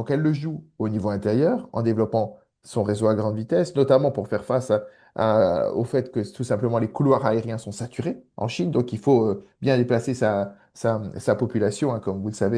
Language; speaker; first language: French; native; French